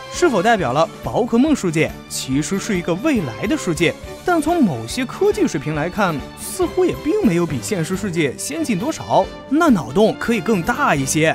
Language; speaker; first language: Chinese; native; Chinese